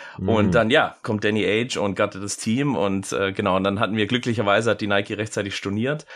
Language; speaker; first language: German; early bilingual, other home language; English